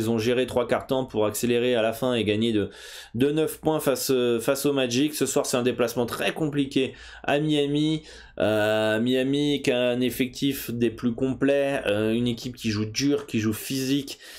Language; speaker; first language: French; native; French